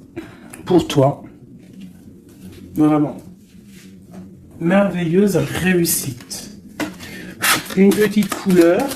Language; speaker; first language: French; native; French